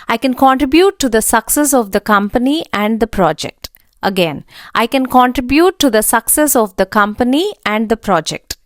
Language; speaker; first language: English; non-native, local second language; Telugu